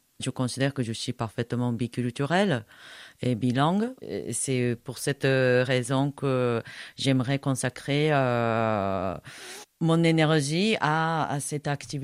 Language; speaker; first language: French; non-native, fluent; Japanese